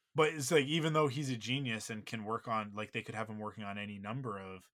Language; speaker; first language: English; native; English